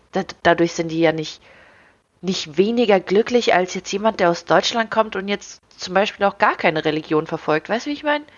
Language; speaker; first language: German; early bilingual, other home language; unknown